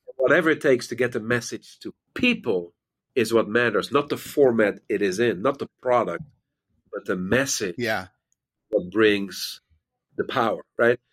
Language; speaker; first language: English; non-native, fluent; Dutch